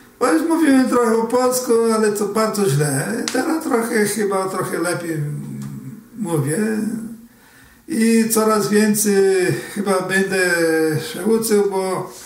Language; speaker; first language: Polish; early bilingual, heritage; Portuguese